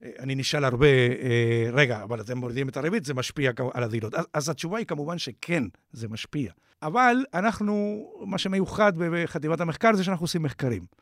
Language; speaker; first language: Hebrew; non-native, fluent; Spanish